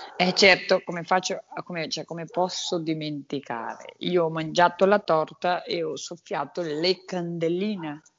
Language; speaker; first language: Italian; non-native, fluent; Portuguese